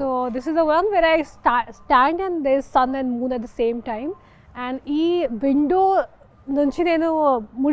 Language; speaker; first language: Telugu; non-native, local second language; Hindi